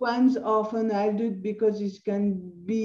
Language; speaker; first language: English; non-native, learner; French